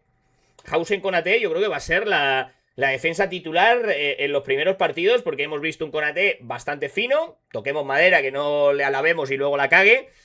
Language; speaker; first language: Spanish; native; Spanish